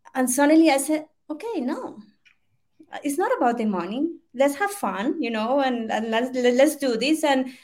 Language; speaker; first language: English; non-native, fluent; Spanish